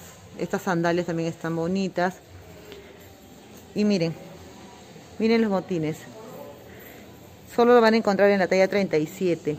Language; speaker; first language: Spanish; native; Spanish